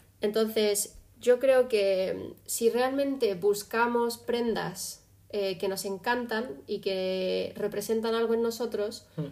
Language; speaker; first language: Spanish; early bilingual, other home language; English